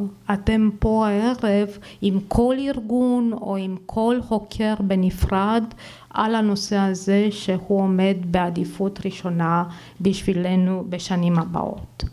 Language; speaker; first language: Hebrew; non-native, fluent; Romanian